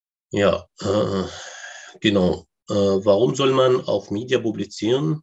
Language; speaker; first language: German; non-native, learner; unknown